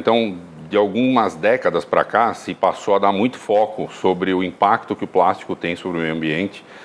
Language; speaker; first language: Portuguese; native; Portuguese